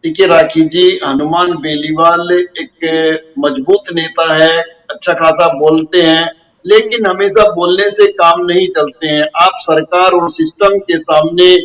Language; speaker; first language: Hindi; native; Hindi